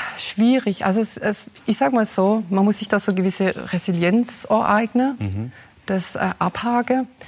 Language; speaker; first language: German; native; German